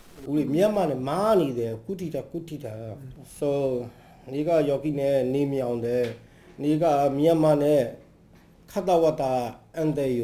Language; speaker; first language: Korean; non-native, learner; Burmese